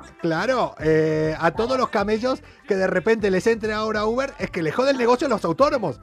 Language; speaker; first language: Spanish; native; Spanish